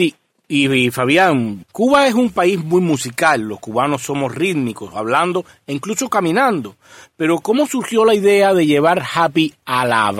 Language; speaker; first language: Spanish; native; Spanish